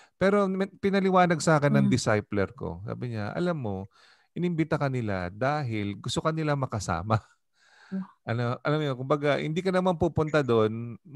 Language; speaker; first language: Filipino; native; Filipino